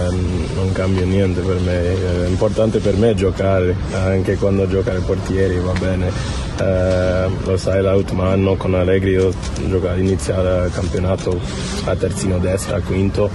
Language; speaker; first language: Italian; non-native, learner; English